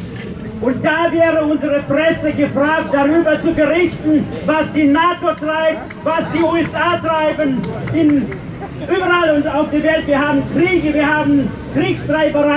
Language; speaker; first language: German; non-native, fluent; Russian